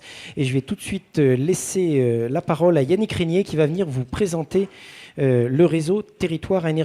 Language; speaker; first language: French; native; French